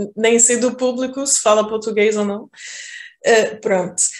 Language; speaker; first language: Portuguese; non-native, fluent; French